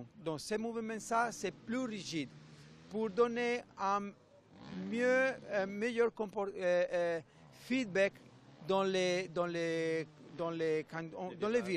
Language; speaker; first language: French; non-native, fluent; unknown